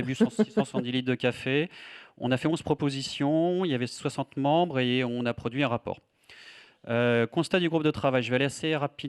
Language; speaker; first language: French; native; French